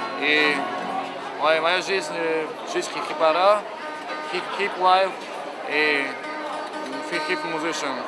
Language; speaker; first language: Russian; non-native, learner; Georgian